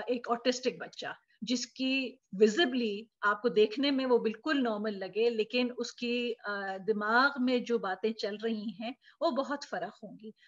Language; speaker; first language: Urdu; native; Urdu